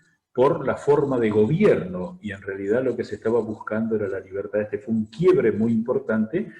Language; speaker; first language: Spanish; native; Spanish